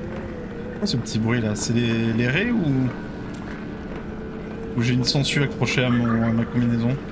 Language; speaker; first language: French; native; French